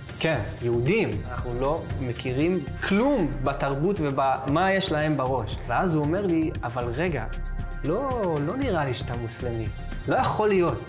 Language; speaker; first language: Hebrew; native; Hebrew